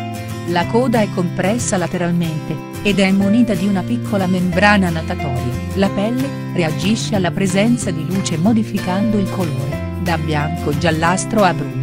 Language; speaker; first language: Italian; native; Italian